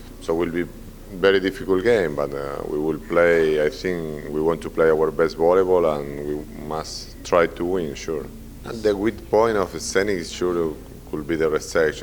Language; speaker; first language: English; non-native, learner; Spanish